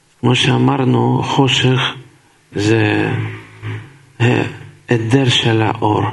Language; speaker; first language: Hebrew; non-native, fluent; Russian